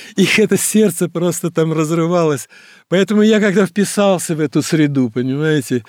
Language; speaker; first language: Russian; native; Russian